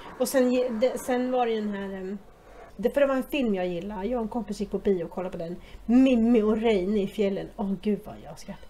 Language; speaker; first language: Swedish; native; Swedish